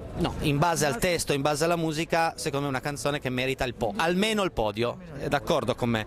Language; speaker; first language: Italian; native; Italian